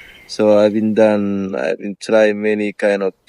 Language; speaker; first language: English; non-native, learner; Indonesian